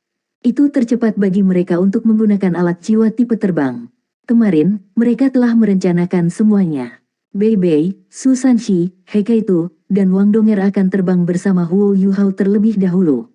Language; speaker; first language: Indonesian; native; Indonesian